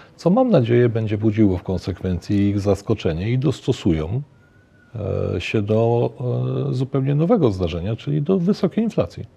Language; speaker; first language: Polish; native; Polish